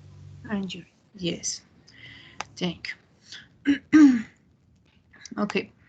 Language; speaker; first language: English; non-native, fluent; Spanish